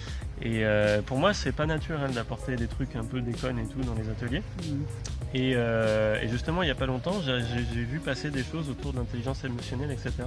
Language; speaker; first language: French; native; French